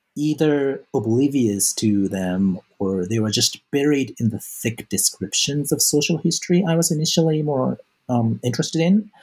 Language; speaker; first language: English; non-native, fluent; Japanese